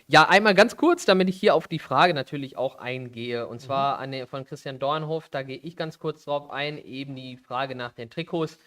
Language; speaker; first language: German; native; German